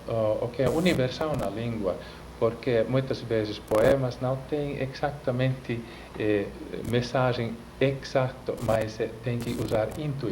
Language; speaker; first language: Portuguese; non-native, fluent; Finnish